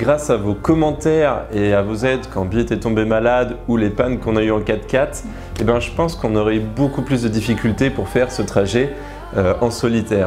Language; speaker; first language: French; native; French